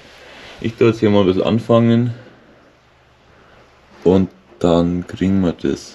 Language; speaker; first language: German; native; German